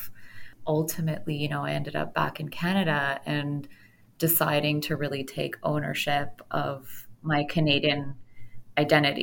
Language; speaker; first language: English; native; English